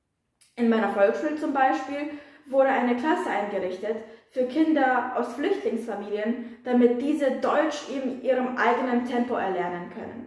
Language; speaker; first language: German; non-native, fluent; Polish